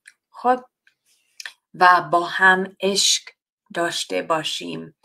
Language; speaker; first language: Persian; non-native, fluent; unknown